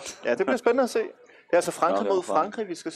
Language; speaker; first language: Danish; native; Danish